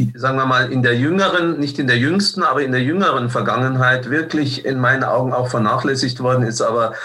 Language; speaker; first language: German; native; German